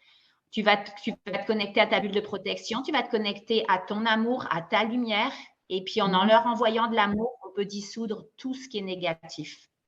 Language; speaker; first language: French; native; French